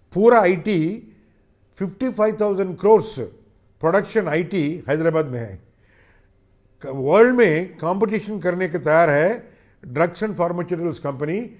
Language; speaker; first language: Hindi; non-native, local second language; Telugu